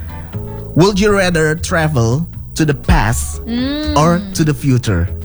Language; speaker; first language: English; non-native, learner; Indonesian